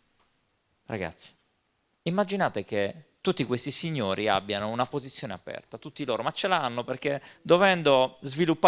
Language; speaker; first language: Italian; native; Italian